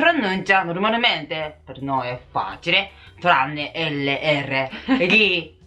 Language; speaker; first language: Italian; non-native, learner; Japanese